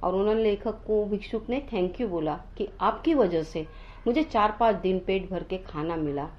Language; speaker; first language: Hindi; non-native, local second language; Marathi